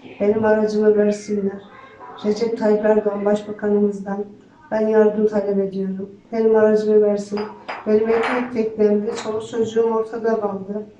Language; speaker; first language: Turkish; native; Turkish